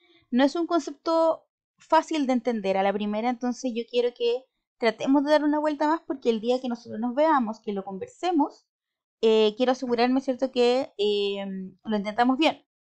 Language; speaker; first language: Spanish; native; Spanish